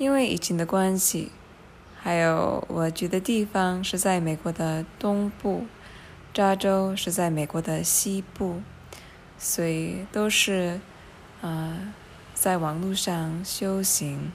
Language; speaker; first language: Chinese; non-native, fluent; English